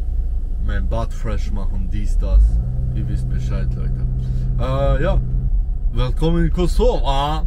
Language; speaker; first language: German; early bilingual, other home language; Albanian